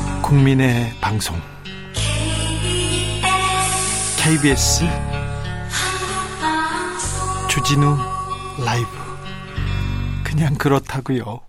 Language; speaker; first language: Korean; native; Korean